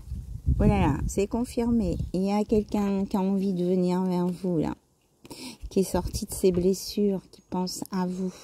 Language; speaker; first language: French; native; French